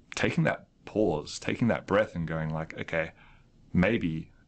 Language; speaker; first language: English; native; English